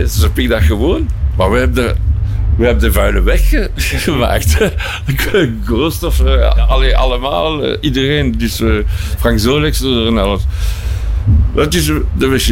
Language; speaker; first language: Dutch; non-native, local second language; French